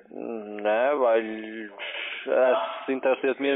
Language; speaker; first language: German; non-native, learner; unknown